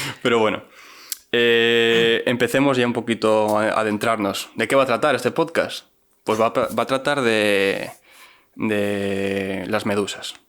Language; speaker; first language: Spanish; native; Spanish